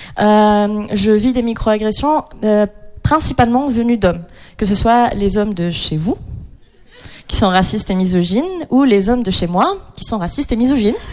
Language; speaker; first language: French; non-native, local second language; Arabic